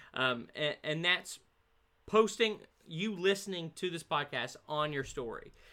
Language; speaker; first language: English; native; English